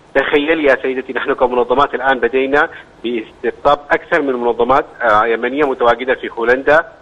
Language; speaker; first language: Arabic; native; Arabic